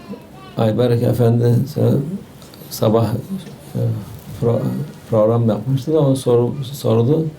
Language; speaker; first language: Turkish; native; Turkish